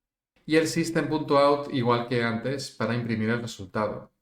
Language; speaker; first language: Spanish; native; Spanish